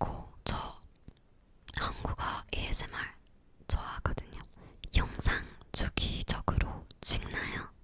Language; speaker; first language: Korean; non-native, learner; English